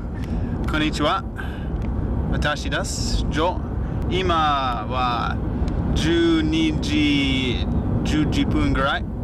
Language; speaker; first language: Japanese; non-native, learner; English